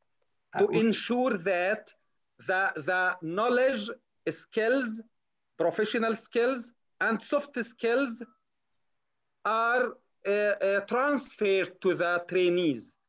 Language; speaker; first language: English; non-native, learner; Arabic